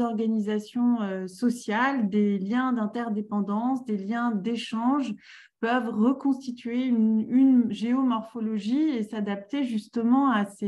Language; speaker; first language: French; native; French